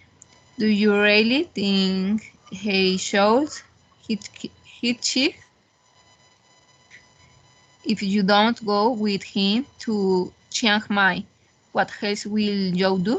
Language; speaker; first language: English; non-native, learner; Spanish